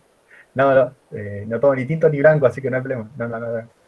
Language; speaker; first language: Spanish; native; Spanish